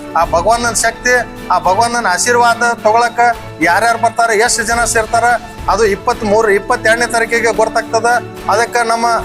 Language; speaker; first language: Kannada; non-native, local second language; Lambadi